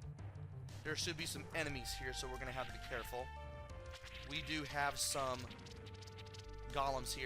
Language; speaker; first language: English; native; English